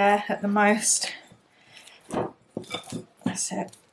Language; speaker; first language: English; native; English